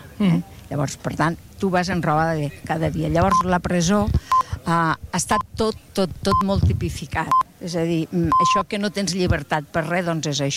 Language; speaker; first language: Catalan; native; Catalan